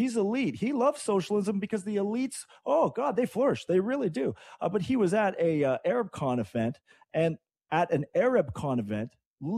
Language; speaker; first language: English; native; English